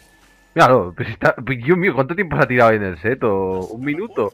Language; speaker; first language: Spanish; native; Spanish